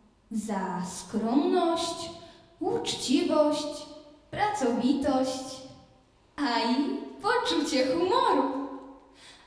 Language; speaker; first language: Polish; native; Polish